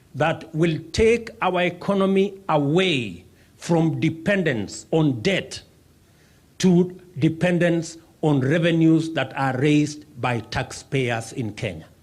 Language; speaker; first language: English; non-native, local second language; Kalenjin